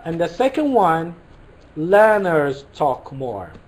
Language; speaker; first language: English; non-native, fluent; Persian